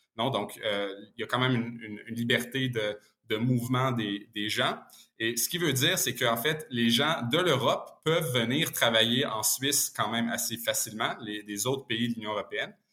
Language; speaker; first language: French; early bilingual, other home language; Bosnian